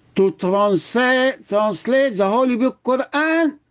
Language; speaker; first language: English; non-native, fluent; Arabic